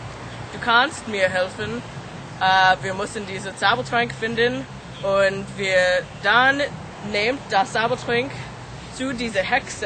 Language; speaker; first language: German; non-native, learner; English